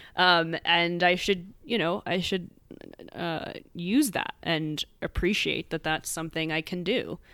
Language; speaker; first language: English; native; English